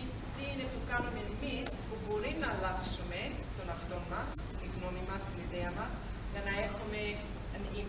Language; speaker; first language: Greek; early bilingual, heritage; Greek